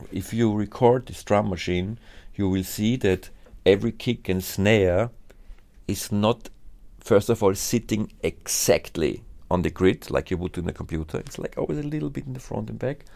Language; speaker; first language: English; non-native, fluent; German